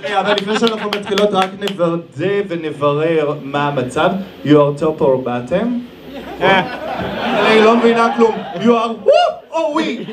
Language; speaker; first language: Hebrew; native; Hebrew